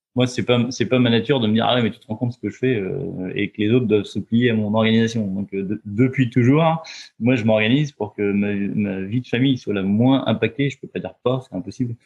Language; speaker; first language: French; native; French